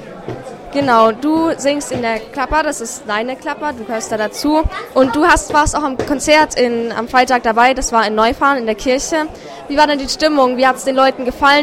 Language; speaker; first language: German; native; German